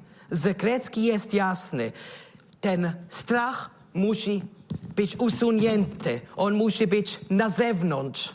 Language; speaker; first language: Polish; non-native, learner; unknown